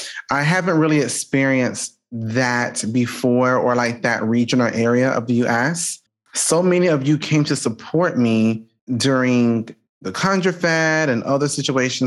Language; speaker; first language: English; native; English